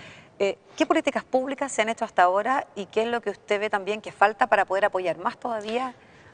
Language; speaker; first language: Spanish; native; Spanish